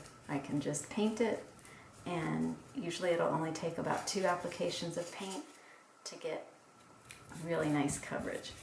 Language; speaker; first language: English; native; English